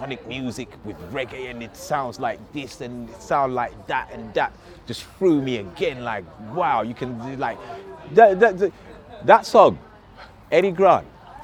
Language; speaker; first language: English; native; English